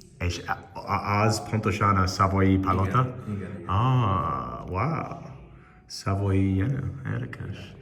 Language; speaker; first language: Hungarian; non-native, learner; English